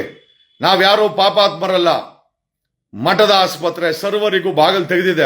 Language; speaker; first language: Kannada; native; Kannada